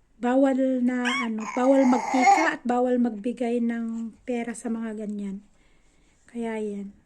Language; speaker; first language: Filipino; native; Filipino